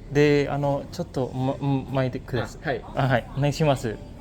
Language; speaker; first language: Japanese; non-native, learner; Indonesian